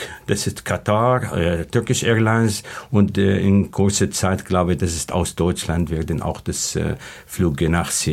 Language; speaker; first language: German; non-native, learner; Arabic